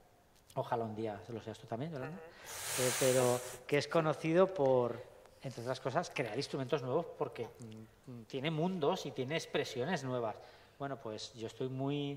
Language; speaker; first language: Spanish; native; Spanish